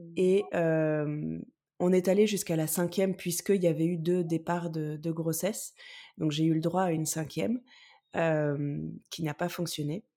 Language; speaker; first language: French; native; French